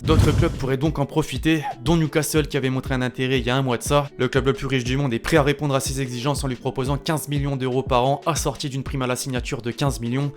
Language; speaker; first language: French; native; French